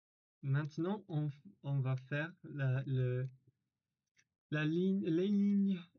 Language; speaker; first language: French; non-native, learner; English